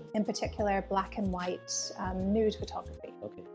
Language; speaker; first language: English; native; English